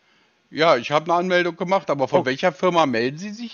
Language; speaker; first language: German; native; German